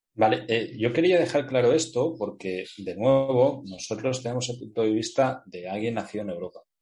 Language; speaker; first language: Spanish; native; Spanish